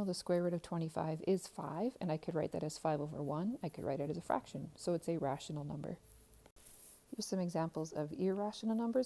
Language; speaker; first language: English; native; English